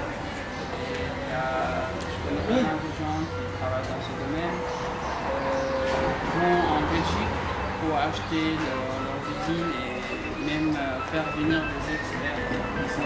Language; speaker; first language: French; non-native, fluent; Arabic